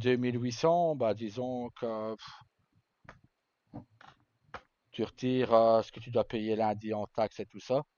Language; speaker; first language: French; native; French